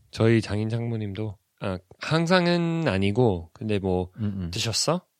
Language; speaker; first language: Korean; non-native, fluent; English